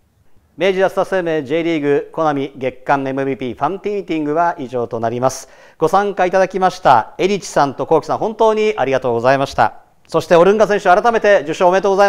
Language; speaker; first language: Japanese; native; Japanese